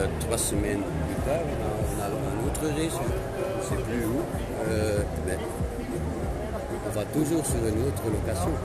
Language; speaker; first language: French; non-native, local second language; Dutch